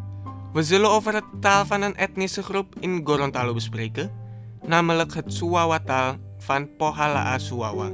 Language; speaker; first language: Dutch; non-native, learner; Indonesian